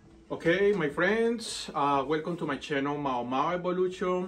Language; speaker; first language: English; non-native, learner; Spanish